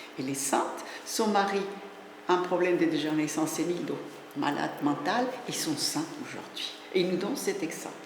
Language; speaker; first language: French; non-native, fluent; Spanish